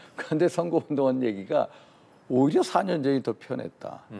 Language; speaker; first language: Korean; native; Korean